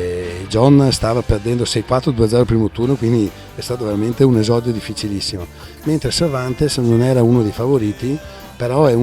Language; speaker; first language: Italian; native; Italian